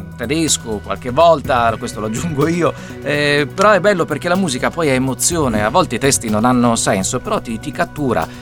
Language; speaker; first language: Italian; native; Italian